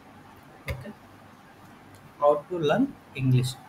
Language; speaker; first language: English; non-native, learner; Telugu